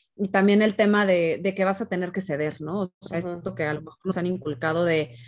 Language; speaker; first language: Spanish; native; Spanish